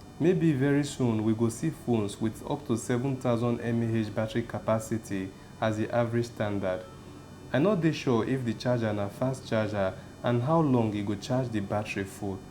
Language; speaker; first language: Nigerian Pidgin; native; Nigerian Pidgin